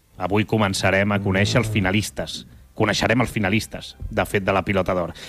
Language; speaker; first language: Catalan; native; Catalan